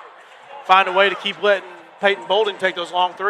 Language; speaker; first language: English; native; English